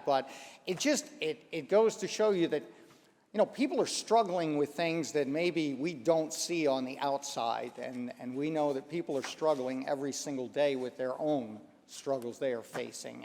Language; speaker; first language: English; native; English